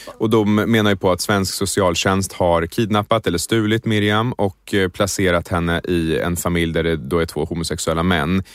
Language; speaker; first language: Swedish; native; Swedish